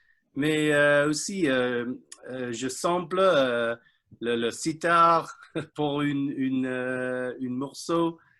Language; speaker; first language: French; non-native, learner; English